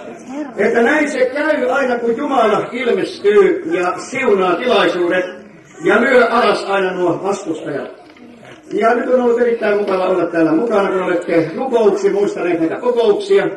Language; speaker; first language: Finnish; native; Finnish